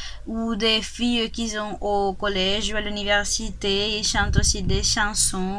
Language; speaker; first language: French; non-native, learner; Spanish